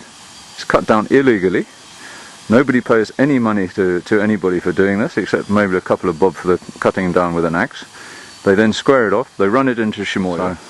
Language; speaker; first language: English; native; English